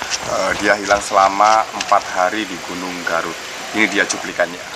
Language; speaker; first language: Indonesian; native; Indonesian